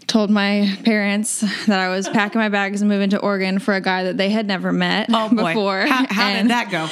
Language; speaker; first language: English; native; English